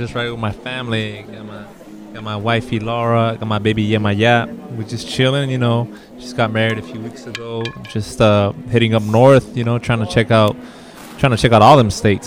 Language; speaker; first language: English; native; English